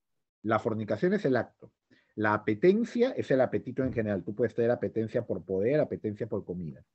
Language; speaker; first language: Spanish; native; Spanish